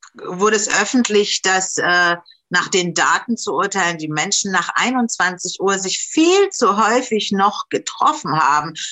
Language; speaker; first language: German; non-native, fluent; Romanian